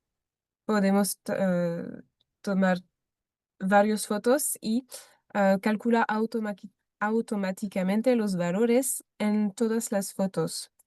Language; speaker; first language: Spanish; non-native, fluent; French